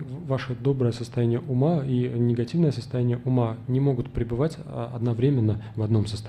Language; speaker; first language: Russian; native; Russian